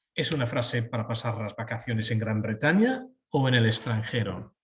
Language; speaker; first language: Spanish; non-native, fluent; English